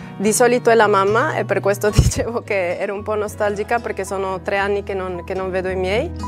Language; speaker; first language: Italian; non-native, fluent; Spanish